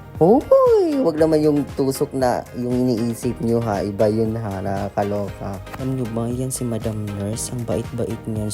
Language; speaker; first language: Filipino; non-native, local second language; Cebuano